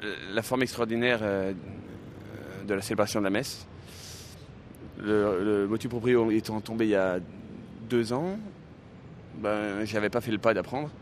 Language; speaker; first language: French; native; French